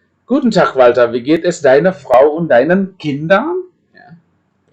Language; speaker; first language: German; non-native, fluent; Indonesian